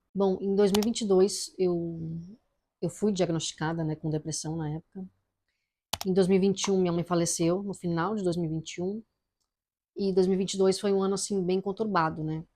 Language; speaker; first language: Portuguese; native; Portuguese